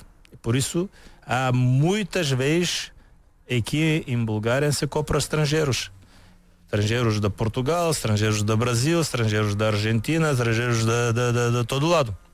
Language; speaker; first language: Portuguese; non-native, learner; Bulgarian